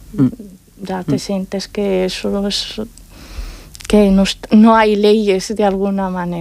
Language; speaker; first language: Spanish; non-native, fluent; Arabic